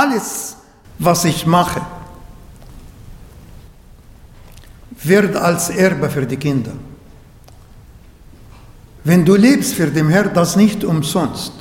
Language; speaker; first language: German; non-native, learner; Arabic